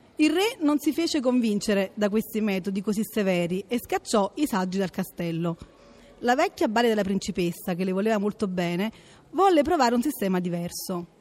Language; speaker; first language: Italian; native; Italian